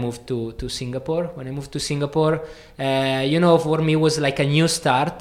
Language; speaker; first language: English; non-native, fluent; Italian